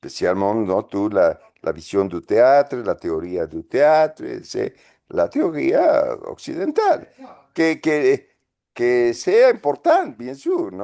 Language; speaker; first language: French; non-native, fluent; Spanish